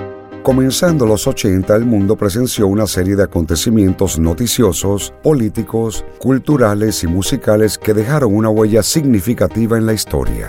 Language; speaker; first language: Spanish; native; Spanish